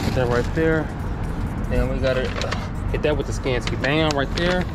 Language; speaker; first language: English; native; English